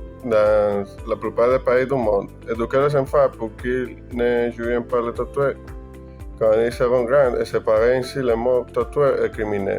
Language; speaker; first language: French; non-native, learner; Spanish